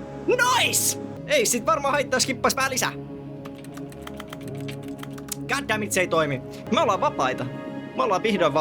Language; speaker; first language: Finnish; native; Finnish